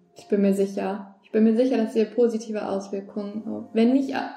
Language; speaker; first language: German; native; German